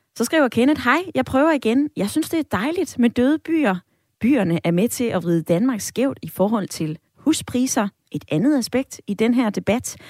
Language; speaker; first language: Danish; native; Danish